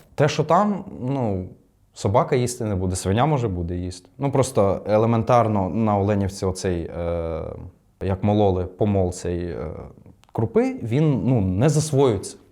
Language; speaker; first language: Ukrainian; non-native, local second language; Russian